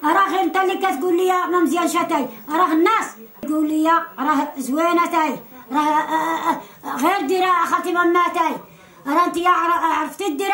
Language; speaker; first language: Arabic; non-native, local second language; Central Atlas Tamazight